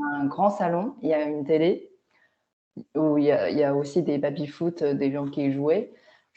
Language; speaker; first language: French; non-native, fluent; Chinese